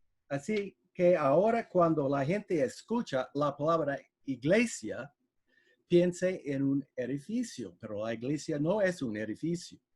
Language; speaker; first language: Spanish; non-native, fluent; English